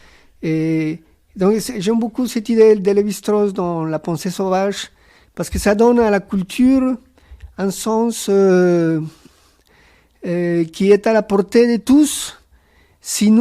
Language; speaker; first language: French; non-native, fluent; Spanish